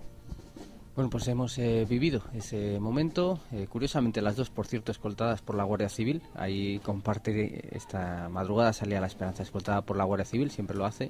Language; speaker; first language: Spanish; native; Spanish